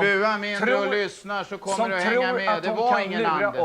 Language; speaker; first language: Swedish; native; Swedish